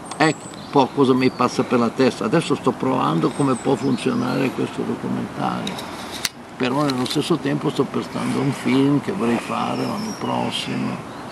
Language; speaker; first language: Italian; native; Italian